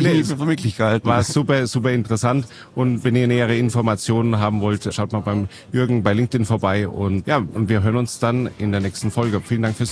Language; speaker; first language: German; native; German